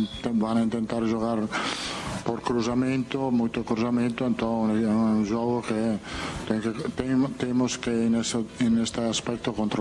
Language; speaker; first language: Portuguese; non-native, fluent; Italian